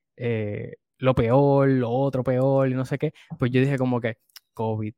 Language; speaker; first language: Spanish; native; Spanish